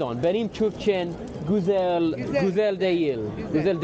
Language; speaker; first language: Turkish; non-native, learner; English